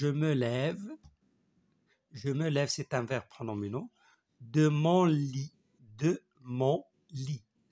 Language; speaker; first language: French; non-native, local second language; Arabic